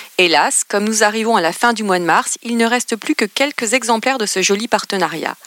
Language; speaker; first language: French; native; French